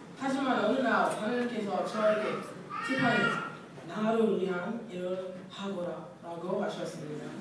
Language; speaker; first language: Korean; non-native, fluent; English